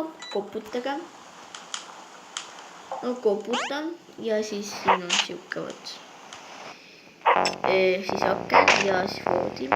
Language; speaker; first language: Estonian; non-native, local second language; Russian